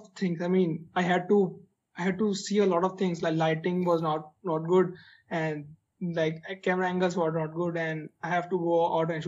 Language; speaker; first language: English; non-native, local second language; Hindi